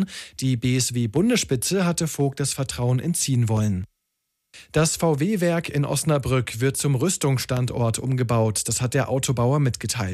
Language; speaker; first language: German; native; German